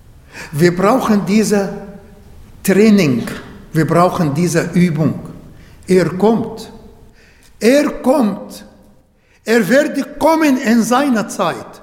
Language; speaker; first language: German; non-native, learner; Arabic